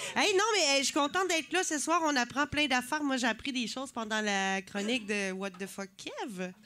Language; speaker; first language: French; native; French